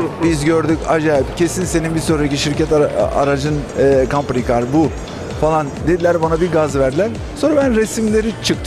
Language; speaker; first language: Turkish; native; Turkish